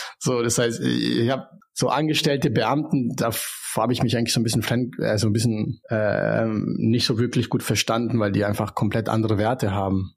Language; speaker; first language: German; early bilingual, other home language; Spanish